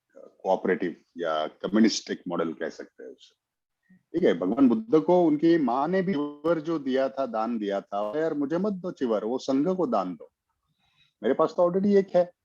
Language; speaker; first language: Hindi; non-native, local second language; Marathi